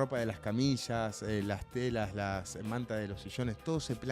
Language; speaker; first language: Spanish; native; Spanish